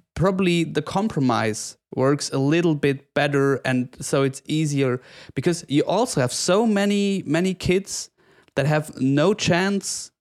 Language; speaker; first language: English; non-native, fluent; German